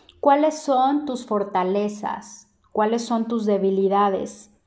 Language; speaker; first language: Spanish; native; Spanish